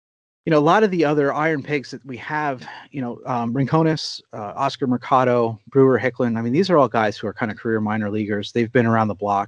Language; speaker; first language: English; native; English